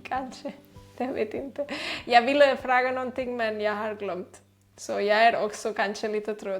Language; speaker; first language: Swedish; non-native, fluent; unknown